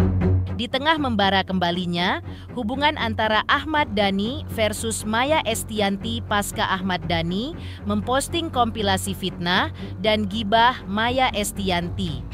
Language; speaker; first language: Indonesian; native; Indonesian